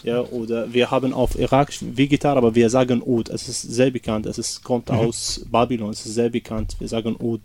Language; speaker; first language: German; non-native, learner; Arabic